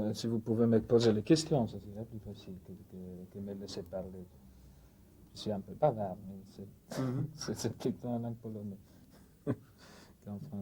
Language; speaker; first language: French; non-native, fluent; Polish